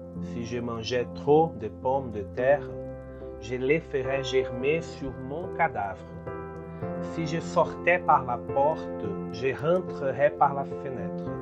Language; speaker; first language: French; non-native, fluent; Portuguese